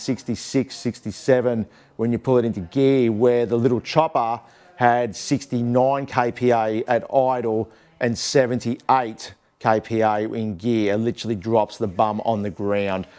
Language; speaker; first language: English; native; English